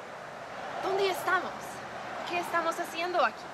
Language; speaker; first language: Spanish; non-native, learner; English